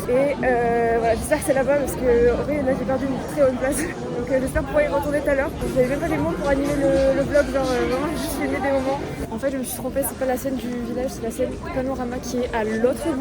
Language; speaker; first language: French; native; French